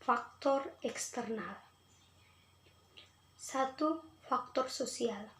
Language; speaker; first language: Indonesian; non-native, local second language; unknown